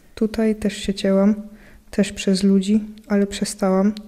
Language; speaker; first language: Polish; native; Polish